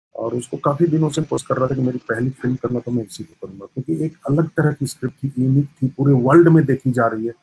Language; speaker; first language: Hindi; native; Hindi